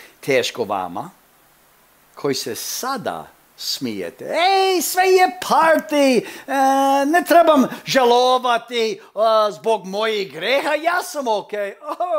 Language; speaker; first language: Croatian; early bilingual, heritage; Croatian